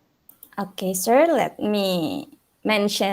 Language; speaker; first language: English; non-native, learner; Indonesian